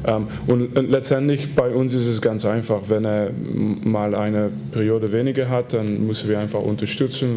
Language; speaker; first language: German; non-native, fluent; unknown